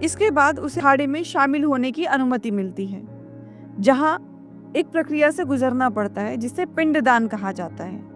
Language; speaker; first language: Hindi; native; Hindi